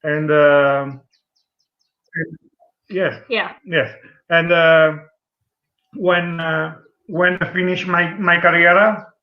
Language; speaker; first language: English; non-native, learner; Italian